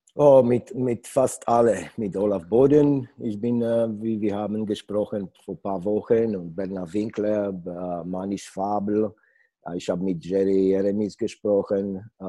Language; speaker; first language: German; non-native, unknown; Polish